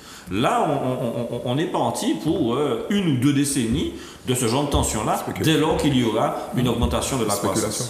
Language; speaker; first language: French; native; French